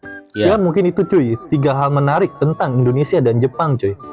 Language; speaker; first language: Indonesian; native; Indonesian